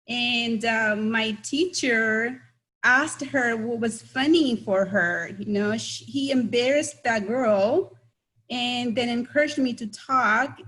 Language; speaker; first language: English; non-native, local second language; Punjabi